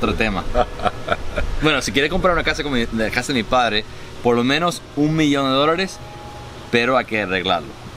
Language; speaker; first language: Spanish; early bilingual, heritage; Spanish